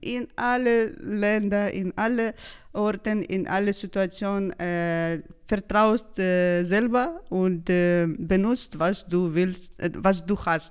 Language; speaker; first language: German; non-native, learner; Georgian